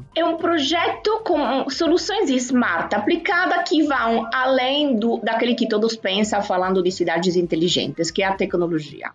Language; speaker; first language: Portuguese; non-native, fluent; Italian